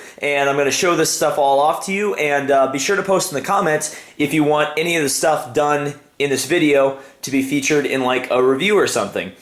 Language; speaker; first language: English; native; English